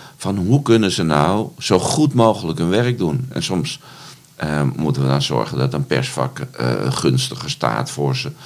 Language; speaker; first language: Dutch; native; Dutch